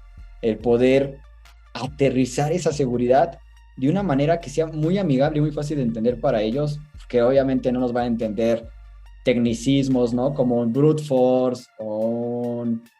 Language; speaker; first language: Spanish; native; Spanish